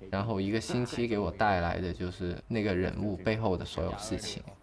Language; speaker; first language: Chinese; native; Chinese